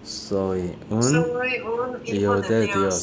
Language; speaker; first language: Spanish; non-native, learner; Korean